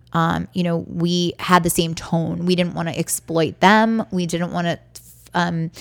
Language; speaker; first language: English; native; English